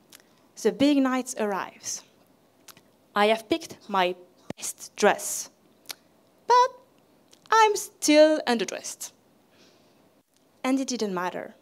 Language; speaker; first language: English; non-native, fluent; French